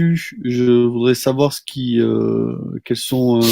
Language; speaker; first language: French; native; French